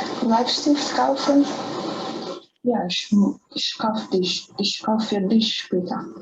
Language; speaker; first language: German; non-native, learner; Spanish